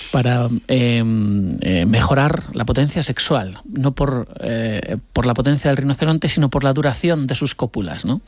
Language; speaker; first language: Spanish; native; Spanish